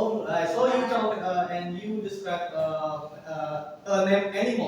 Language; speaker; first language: English; non-native, learner; Indonesian